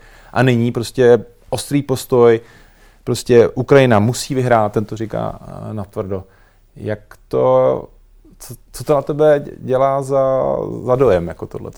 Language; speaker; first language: Czech; native; Czech